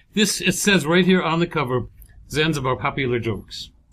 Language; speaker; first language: English; native; English